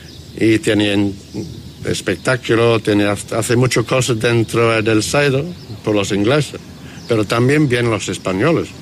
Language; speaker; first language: Spanish; non-native, learner; English